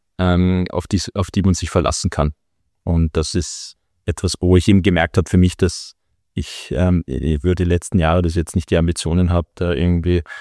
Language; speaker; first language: German; native; German